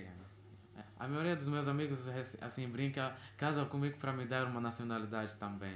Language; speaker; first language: Portuguese; early bilingual, heritage; Portuguese